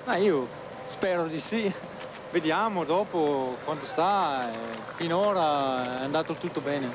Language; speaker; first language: Italian; non-native, fluent; Danish